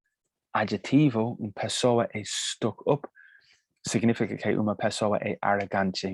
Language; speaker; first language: Portuguese; non-native, fluent; Spanish